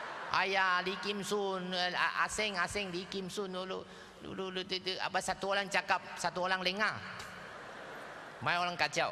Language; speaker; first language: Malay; non-native, local second language; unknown